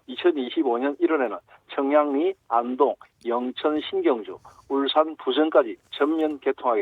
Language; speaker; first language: Korean; native; Korean